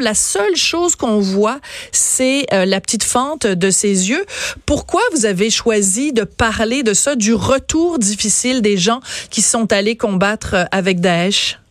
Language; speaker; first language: French; native; French